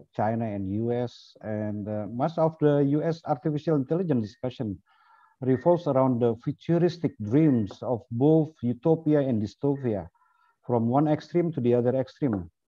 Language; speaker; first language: English; non-native, fluent; Indonesian